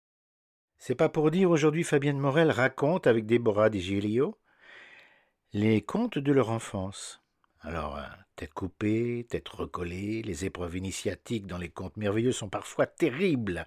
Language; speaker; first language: French; native; French